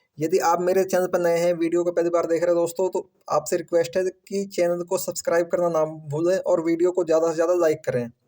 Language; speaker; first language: Hindi; native; Hindi